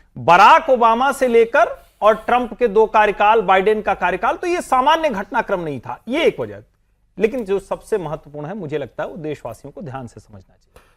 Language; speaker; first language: Hindi; native; Hindi